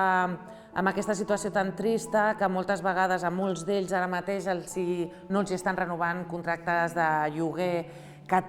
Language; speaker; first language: Catalan; native; Catalan